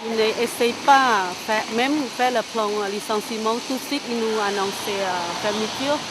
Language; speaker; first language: French; non-native, learner; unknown